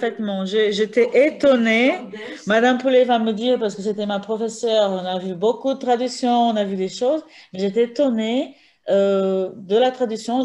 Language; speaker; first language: French; non-native, fluent; Portuguese